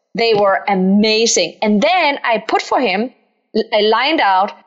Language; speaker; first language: English; non-native, fluent; Danish